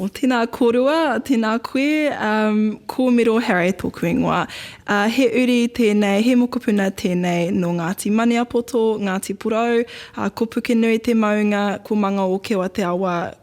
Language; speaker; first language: Māori; non-native, local second language; English